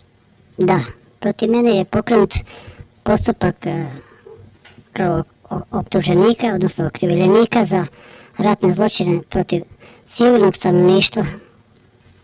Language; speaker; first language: Croatian; native; Croatian